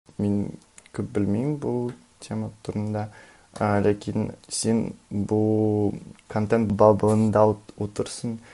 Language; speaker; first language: Tatar; non-native, learner; Russian